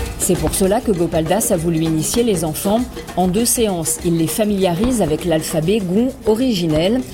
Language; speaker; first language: French; native; French